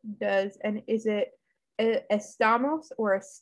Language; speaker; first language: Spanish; non-native, fluent; English